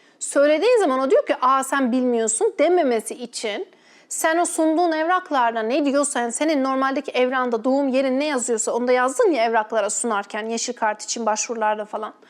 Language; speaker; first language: Turkish; native; Turkish